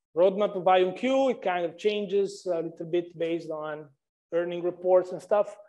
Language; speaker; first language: English; non-native, fluent; Italian